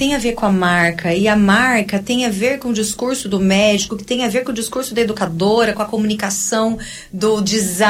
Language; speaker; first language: Portuguese; native; Portuguese